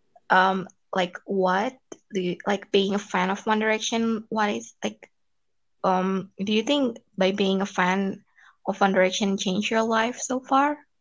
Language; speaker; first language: English; non-native, fluent; Indonesian